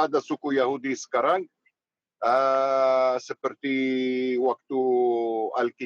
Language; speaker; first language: Indonesian; non-native, learner; Hebrew